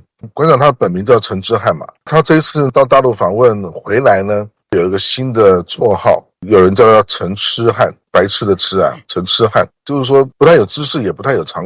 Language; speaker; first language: Chinese; native; Chinese